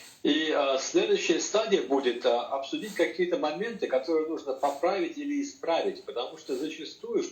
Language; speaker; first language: Russian; native; Russian